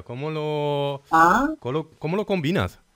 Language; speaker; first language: Spanish; non-native, fluent; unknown